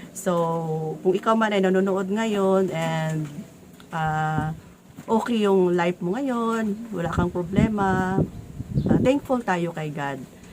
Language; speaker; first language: Filipino; native; Filipino